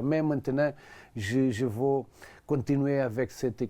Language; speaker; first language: French; non-native, learner; Portuguese